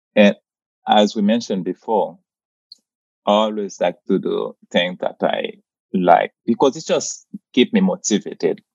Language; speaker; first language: English; non-native, fluent; Haitian Creole